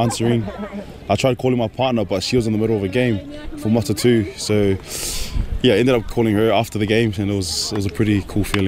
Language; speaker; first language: English; native; English